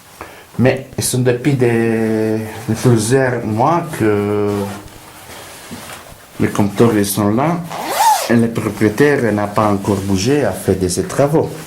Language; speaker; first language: French; non-native, learner; Italian